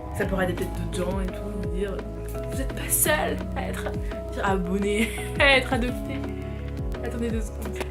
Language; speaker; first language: French; early bilingual, other home language; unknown